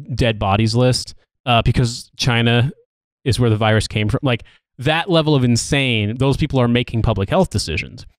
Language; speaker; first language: English; native; English